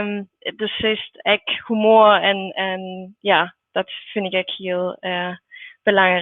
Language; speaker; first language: Dutch; non-native, learner; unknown